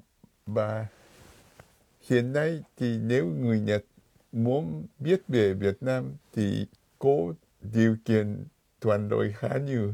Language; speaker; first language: Vietnamese; non-native, fluent; Japanese